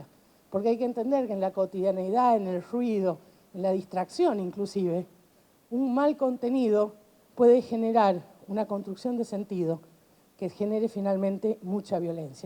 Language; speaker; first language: Spanish; native; Spanish